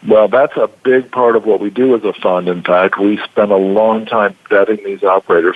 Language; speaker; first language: English; native; English